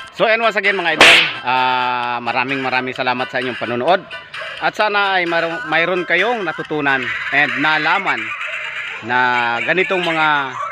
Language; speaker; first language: Filipino; non-native, local second language; Bikol